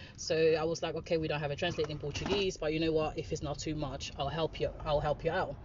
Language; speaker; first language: English; non-native, fluent; Dutch